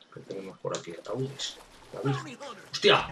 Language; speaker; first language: Spanish; native; Spanish